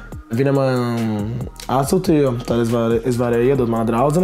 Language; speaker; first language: Latvian; non-native, learner; Portuguese